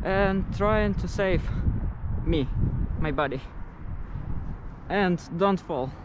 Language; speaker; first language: English; non-native, learner; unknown